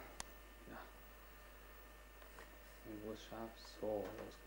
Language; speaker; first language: Hungarian; non-native, learner; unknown